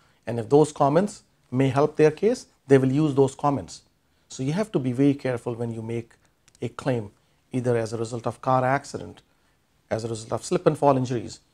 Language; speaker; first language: English; non-native, local second language; Urdu